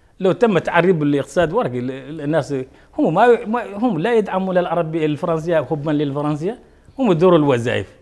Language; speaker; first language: Arabic; non-native, local second language; Soninke